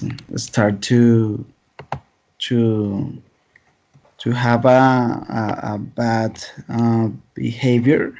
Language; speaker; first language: English; non-native, learner; Spanish